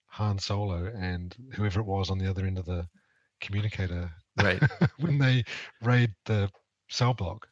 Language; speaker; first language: English; native; English